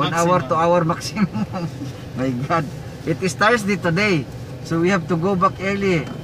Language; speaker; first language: English; non-native, local second language; Filipino